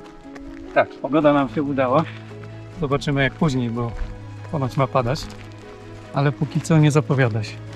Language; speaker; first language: Polish; native; Polish